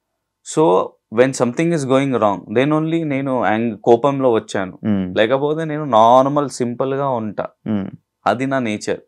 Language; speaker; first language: Telugu; non-native, learner; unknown